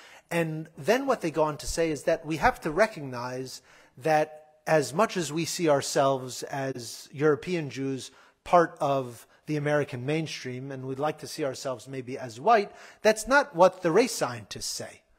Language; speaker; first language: English; native; English